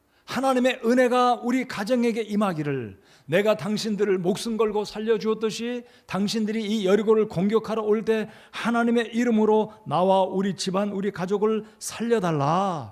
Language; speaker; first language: Korean; native; Korean